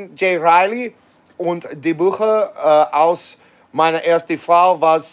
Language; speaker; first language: German; non-native, learner; English